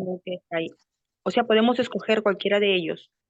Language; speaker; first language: Spanish; native; Spanish